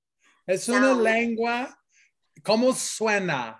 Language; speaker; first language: Spanish; non-native, fluent; English